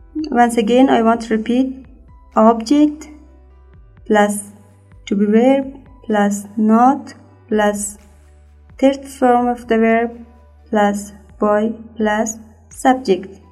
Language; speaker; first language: English; non-native, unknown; Persian